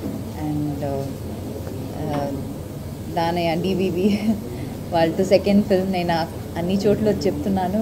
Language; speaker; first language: Telugu; non-native, learner; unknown